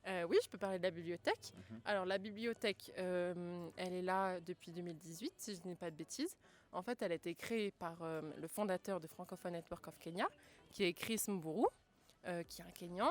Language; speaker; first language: French; native; French